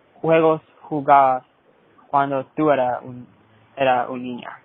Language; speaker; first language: Spanish; early bilingual, heritage; Spanish